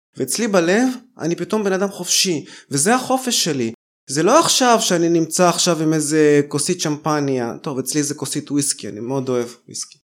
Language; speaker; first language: Hebrew; early bilingual, other home language; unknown